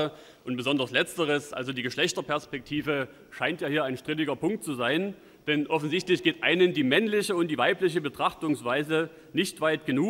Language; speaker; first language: German; native; German